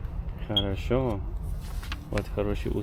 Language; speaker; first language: Russian; non-native, learner; English